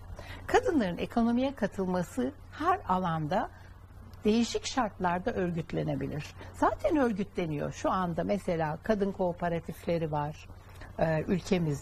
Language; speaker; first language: Turkish; native; Turkish